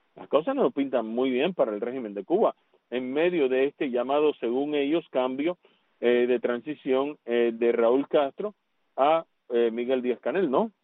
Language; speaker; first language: Spanish; early bilingual, heritage; Spanish